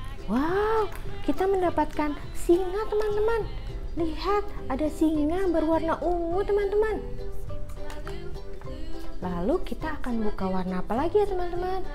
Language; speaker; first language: Indonesian; native; Indonesian